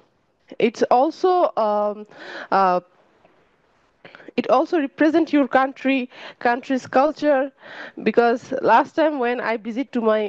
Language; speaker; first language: English; non-native, learner; Bangla